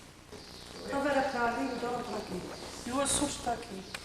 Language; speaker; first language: Portuguese; native; Portuguese